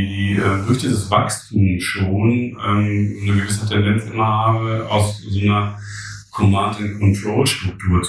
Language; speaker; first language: German; native; German